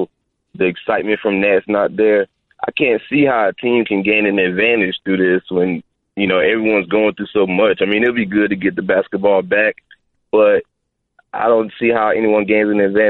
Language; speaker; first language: English; native; English